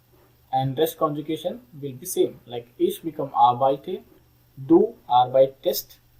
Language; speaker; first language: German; non-native, learner; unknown